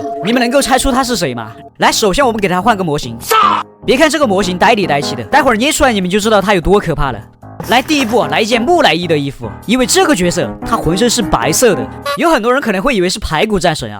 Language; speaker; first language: Chinese; native; Chinese